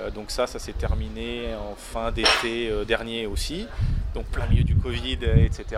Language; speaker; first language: French; native; French